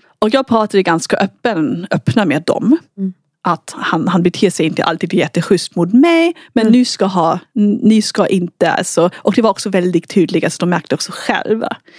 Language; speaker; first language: Swedish; non-native, fluent; German